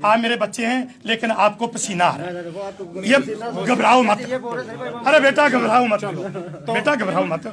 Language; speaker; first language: Hindi; non-native, local second language; Punjabi